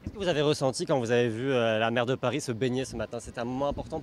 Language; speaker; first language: French; native; French